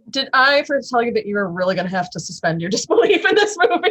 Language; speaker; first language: English; native; English